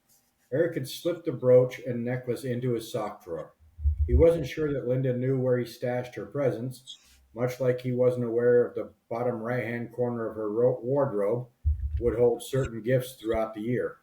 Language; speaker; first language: English; native; English